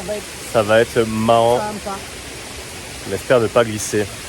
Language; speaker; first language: French; native; French